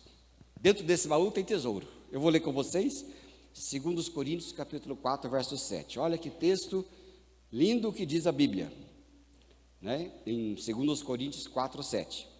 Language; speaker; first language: Portuguese; native; Portuguese